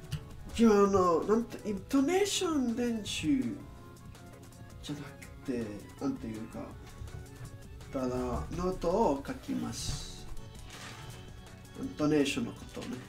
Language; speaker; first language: Japanese; non-native, learner; English